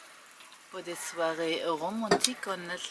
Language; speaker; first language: French; non-native, fluent; German